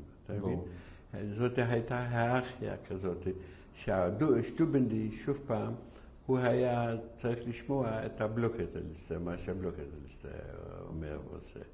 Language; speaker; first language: Hebrew; non-native, fluent; Yiddish